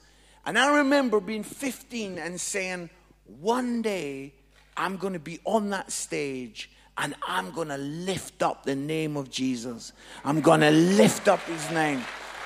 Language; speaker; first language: English; native; English